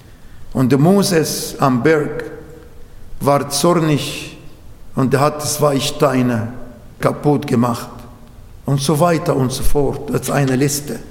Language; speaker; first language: German; non-native, learner; Arabic